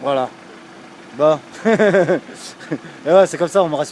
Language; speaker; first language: French; native; French